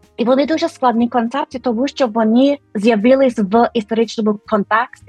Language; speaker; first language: Ukrainian; non-native, fluent; English